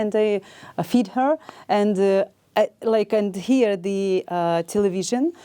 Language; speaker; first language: English; non-native, learner; Ukrainian